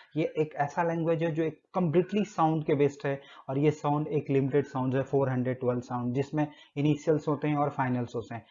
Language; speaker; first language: Hindi; native; Hindi